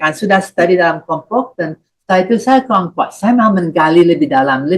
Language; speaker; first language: Indonesian; non-native, fluent; English